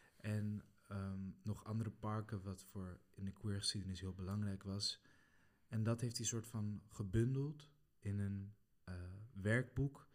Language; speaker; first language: Dutch; early bilingual, other home language; Kabuverdianu